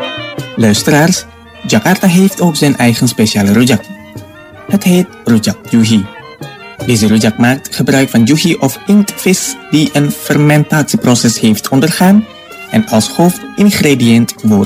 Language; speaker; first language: Dutch; non-native, fluent; Indonesian